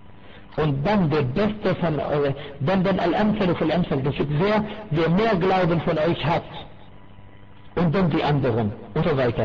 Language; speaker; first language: German; non-native, fluent; Arabic